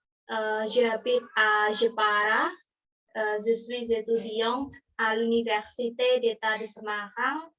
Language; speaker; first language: French; non-native, learner; Indonesian